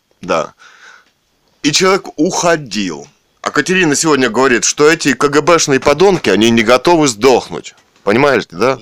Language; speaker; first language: Russian; native; Russian